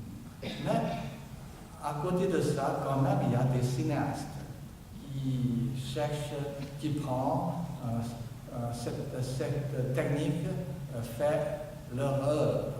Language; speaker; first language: French; non-native, fluent; Chinese